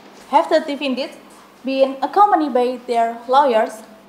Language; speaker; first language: English; non-native, learner; Indonesian